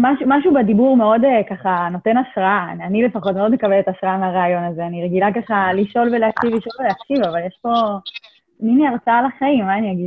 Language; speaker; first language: Hebrew; native; Hebrew